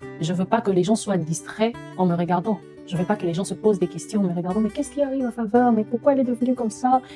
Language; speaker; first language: French; non-native, local second language; Lingala